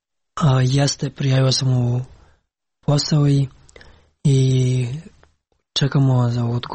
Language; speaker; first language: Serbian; non-native, learner; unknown